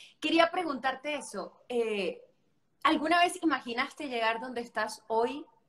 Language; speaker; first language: Spanish; native; Spanish